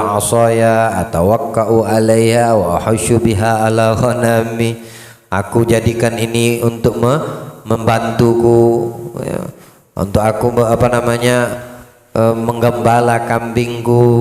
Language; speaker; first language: Indonesian; native; Indonesian